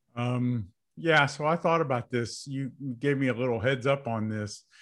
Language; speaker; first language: English; native; English